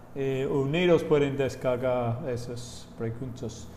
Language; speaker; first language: Spanish; non-native, fluent; English